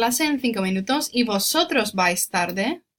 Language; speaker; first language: Spanish; non-native, fluent; English